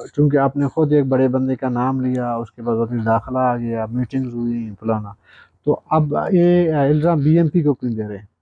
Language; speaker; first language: Urdu; non-native, local second language; Baluchi